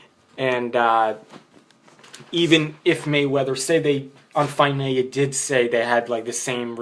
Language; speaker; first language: English; native; English